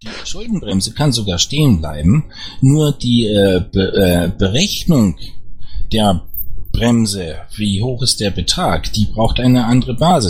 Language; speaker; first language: German; native; German